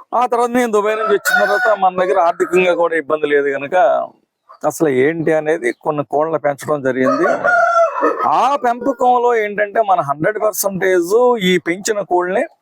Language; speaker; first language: Telugu; native; Telugu